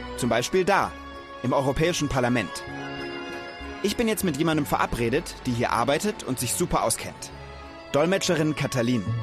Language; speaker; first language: German; native; German